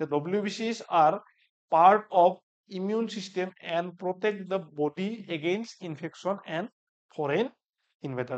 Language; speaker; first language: English; non-native, local second language; Assamese